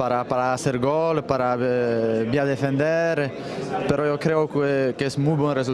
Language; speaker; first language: Spanish; non-native, fluent; Polish